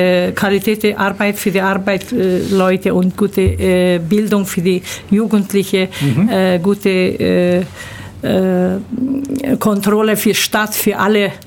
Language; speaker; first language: German; early bilingual, other home language; Turkish